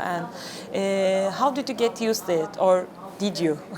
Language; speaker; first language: English; non-native, fluent; Turkish